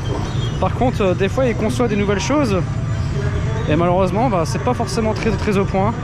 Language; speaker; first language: French; native; French